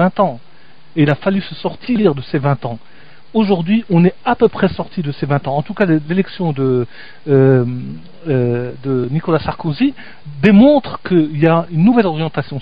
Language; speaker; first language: French; native; French